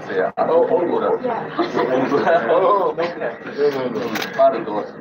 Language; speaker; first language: Spanish; non-native, learner; Chinese